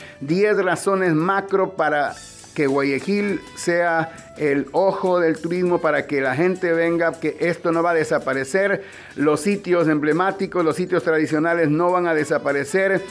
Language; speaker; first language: Spanish; native; Spanish